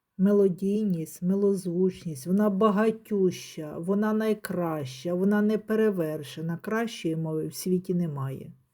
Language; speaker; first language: Ukrainian; native; Ukrainian